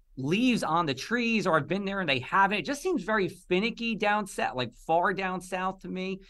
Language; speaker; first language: English; native; English